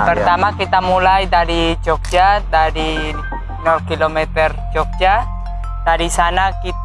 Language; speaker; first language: Indonesian; non-native, fluent; Spanish